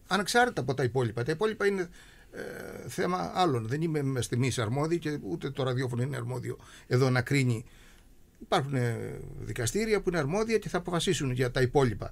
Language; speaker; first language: Greek; native; Greek